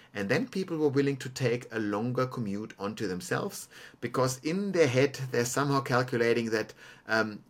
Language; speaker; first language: English; non-native, fluent; German